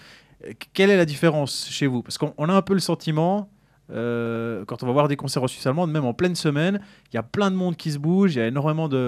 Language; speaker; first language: French; native; French